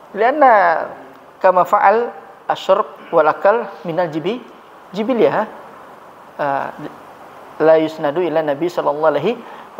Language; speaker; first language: Arabic; non-native, fluent; Indonesian